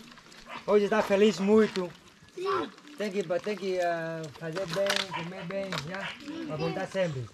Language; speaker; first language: Portuguese; non-native, learner; Vietnamese